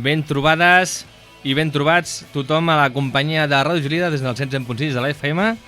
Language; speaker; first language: Catalan; native; Catalan